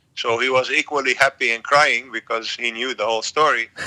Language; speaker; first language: English; non-native, fluent; Arabic